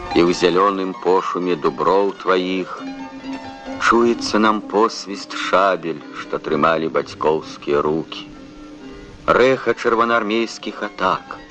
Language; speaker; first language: Belarusian; native; Belarusian